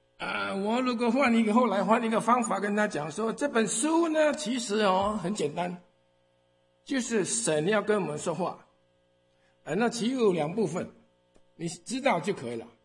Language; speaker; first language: Chinese; early bilingual, heritage; Chinese